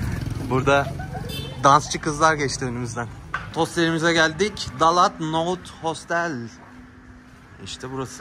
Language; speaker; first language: Turkish; native; Turkish